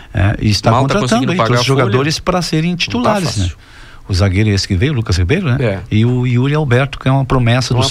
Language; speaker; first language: Portuguese; native; Portuguese